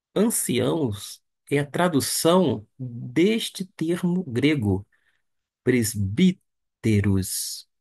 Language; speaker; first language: Portuguese; native; Portuguese